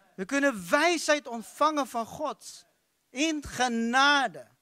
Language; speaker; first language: Dutch; non-native, fluent; Filipino